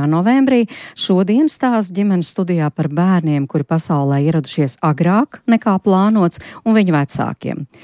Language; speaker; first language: Latvian; native; Latvian